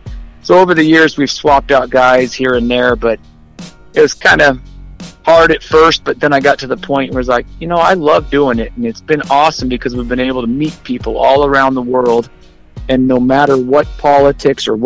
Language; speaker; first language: English; native; English